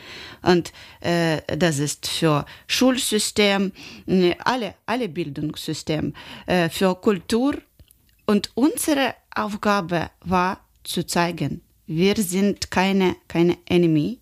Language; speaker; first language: German; non-native, learner; Ukrainian